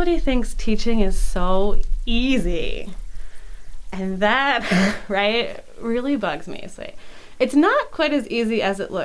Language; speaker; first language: English; native; English